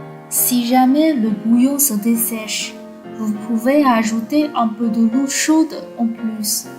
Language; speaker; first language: French; non-native, fluent; Chinese